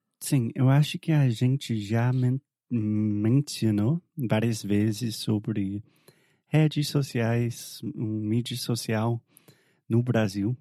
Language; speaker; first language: Portuguese; non-native, fluent; English